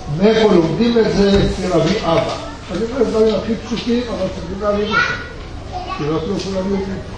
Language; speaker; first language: Hebrew; early bilingual, other home language; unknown